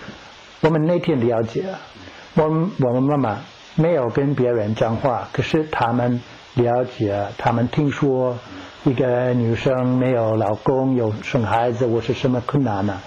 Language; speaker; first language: Chinese; non-native, learner; English